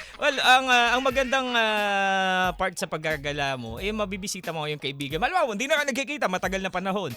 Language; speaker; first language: Filipino; native; Filipino